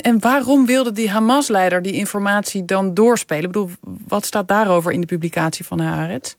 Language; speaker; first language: Dutch; native; Dutch